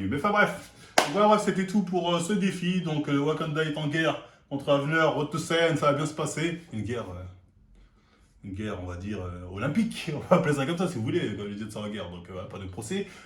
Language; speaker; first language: French; native; French